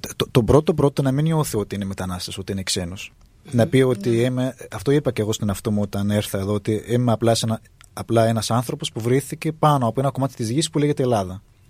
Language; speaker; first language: Greek; non-native, fluent; Arabic